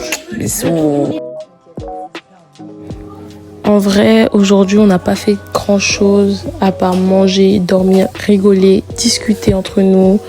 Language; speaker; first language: French; native; French